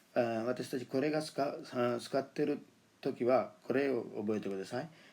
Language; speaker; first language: Japanese; non-native, fluent; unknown